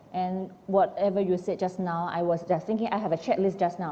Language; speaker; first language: English; non-native, local second language; Chinese